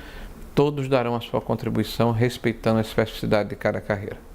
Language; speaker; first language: Portuguese; native; Portuguese